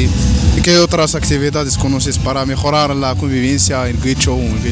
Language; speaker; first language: Spanish; non-native, learner; Arabic